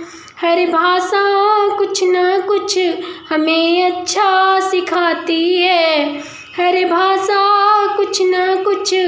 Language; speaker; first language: Hindi; native; Hindi